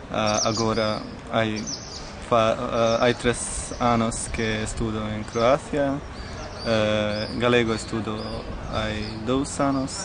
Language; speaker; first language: Galician; non-native, learner; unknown